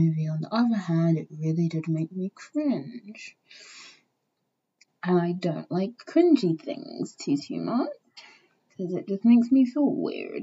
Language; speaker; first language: English; native; English